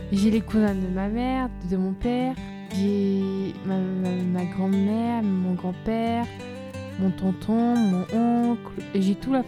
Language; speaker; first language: French; early bilingual, other home language; Turkish